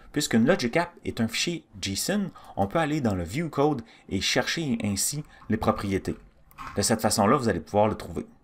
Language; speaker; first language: French; native; French